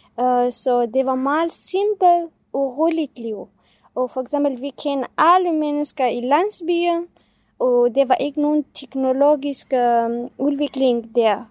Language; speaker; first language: Danish; non-native, fluent; Kurdish